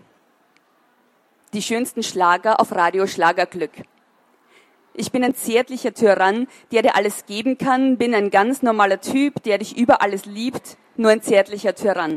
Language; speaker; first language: German; native; German